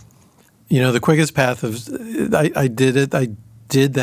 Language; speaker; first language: English; native; English